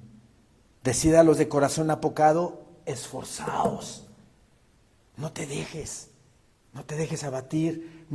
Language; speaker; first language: Spanish; native; Spanish